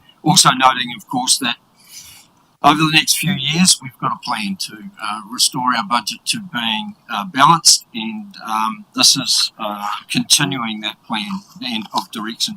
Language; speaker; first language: English; native; English